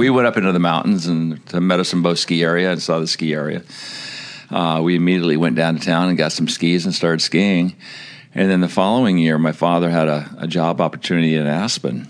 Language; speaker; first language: English; native; English